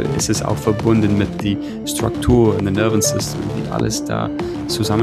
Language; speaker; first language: German; non-native, fluent; English